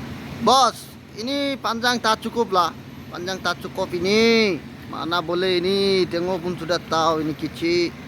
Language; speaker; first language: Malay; non-native, learner; Bangla